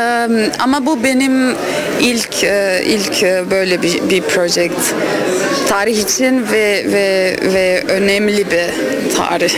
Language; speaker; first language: Turkish; non-native, learner; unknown